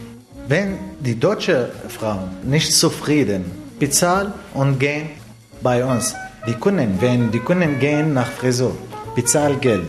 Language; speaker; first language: German; non-native, learner; Arabic